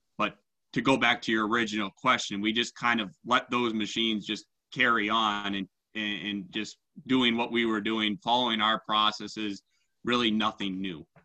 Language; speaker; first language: English; native; English